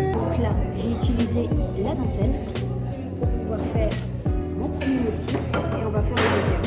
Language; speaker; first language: French; native; French